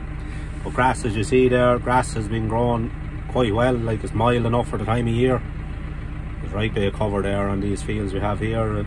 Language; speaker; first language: English; native; English